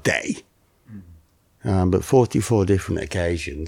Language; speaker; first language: English; native; English